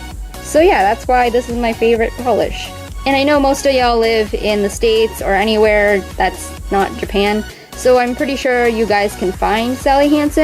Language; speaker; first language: English; native; English